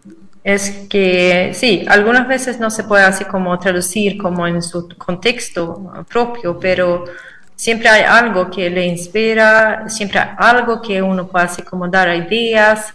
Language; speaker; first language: Spanish; non-native, fluent; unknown